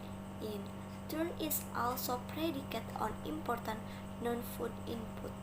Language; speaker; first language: English; non-native, learner; Indonesian